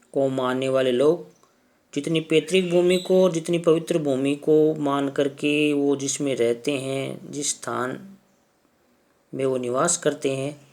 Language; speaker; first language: Hindi; native; Hindi